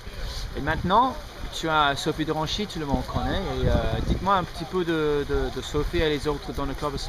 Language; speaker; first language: French; non-native, learner; English